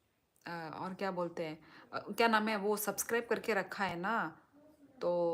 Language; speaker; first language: Hindi; non-native, local second language; Kok Borok